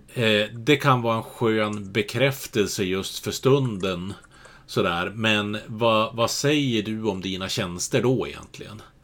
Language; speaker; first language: Swedish; native; Swedish